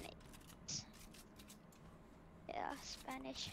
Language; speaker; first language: English; non-native, fluent; Finnish